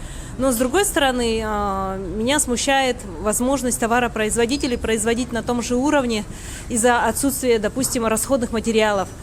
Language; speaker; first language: Russian; native; Russian